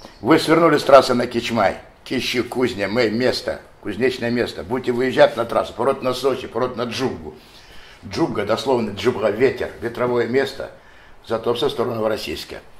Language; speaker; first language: Russian; non-native, local second language; Adyghe